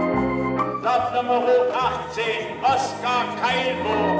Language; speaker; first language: German; native; German